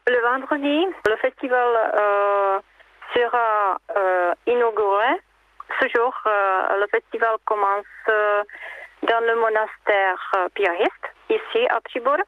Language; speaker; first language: French; non-native, fluent; Czech